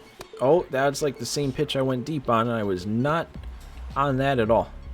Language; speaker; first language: English; native; English